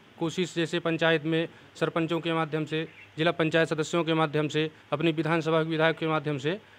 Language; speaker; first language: Hindi; native; Hindi